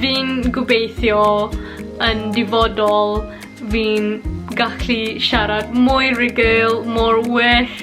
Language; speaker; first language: Welsh; non-native, learner; Malay